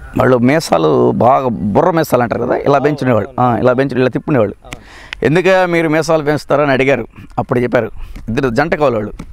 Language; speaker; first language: Telugu; native; Telugu